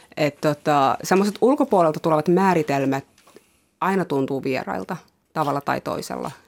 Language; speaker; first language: Finnish; early bilingual, other home language; Somali